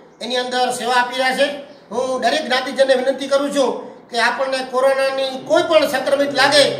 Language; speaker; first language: Gujarati; non-native, local second language; Kachhi